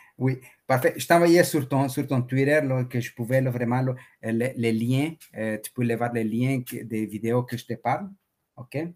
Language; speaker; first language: French; non-native, fluent; Spanish